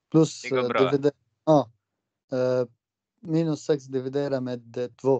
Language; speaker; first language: Swedish; non-native, learner; Arabic